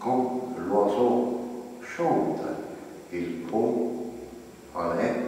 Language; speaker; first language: French; non-native, learner; Estonian